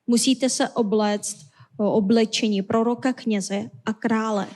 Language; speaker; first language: Czech; non-native, fluent; Korean